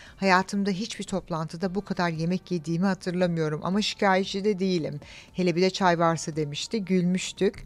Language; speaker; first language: Turkish; early bilingual, heritage; Turkish